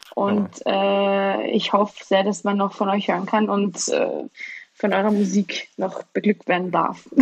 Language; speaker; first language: German; early bilingual, other home language; Georgian